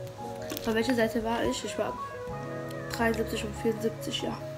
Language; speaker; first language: German; early bilingual, other home language; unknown